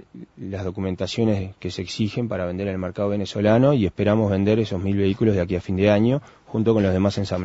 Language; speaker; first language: Spanish; native; Spanish